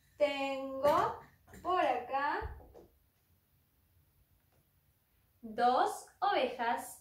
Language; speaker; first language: Spanish; native; Spanish